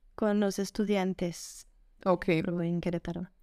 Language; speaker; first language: Spanish; non-native, fluent; English